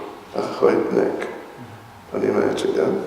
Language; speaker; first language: Russian; non-native, learner; English